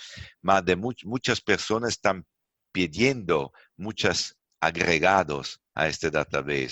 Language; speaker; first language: Spanish; non-native, fluent; Italian